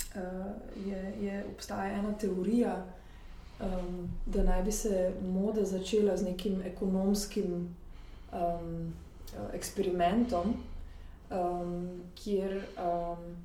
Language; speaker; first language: Slovenian; native; Slovenian